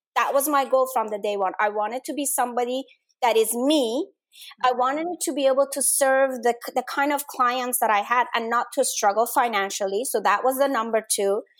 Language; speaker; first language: English; non-native, fluent; Danish